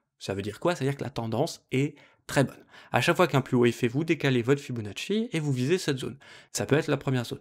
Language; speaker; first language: French; native; French